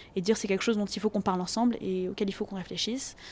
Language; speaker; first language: French; native; French